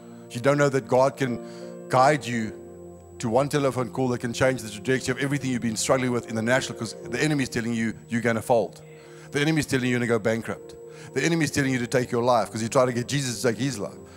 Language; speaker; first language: English; native; English